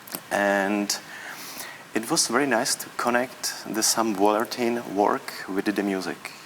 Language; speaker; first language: English; non-native, learner; Czech